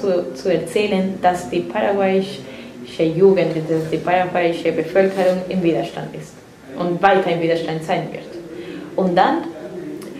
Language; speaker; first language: German; non-native, fluent; Spanish